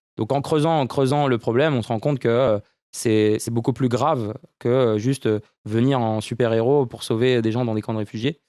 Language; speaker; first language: French; early bilingual, other home language; Romanian